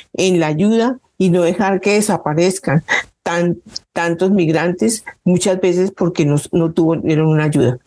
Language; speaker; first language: Spanish; native; Spanish